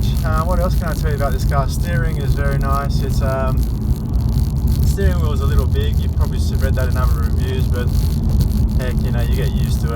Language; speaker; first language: English; native; English